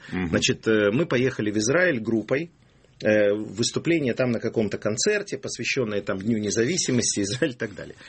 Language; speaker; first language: Russian; native; Russian